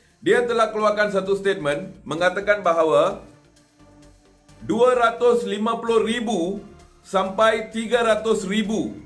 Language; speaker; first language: Malay; non-native, local second language; Tamil